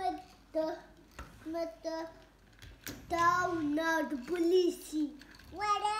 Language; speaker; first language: Dutch; early bilingual, other home language; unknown